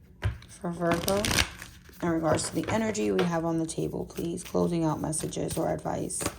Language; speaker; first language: English; native; English